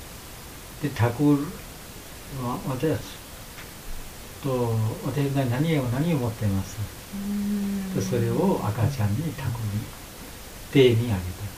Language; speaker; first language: Japanese; non-native, learner; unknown